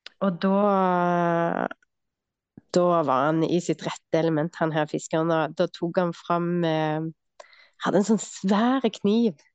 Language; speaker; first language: Norwegian; native; Norwegian